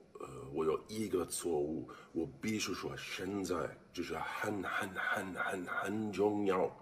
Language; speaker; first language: Chinese; non-native, learner; English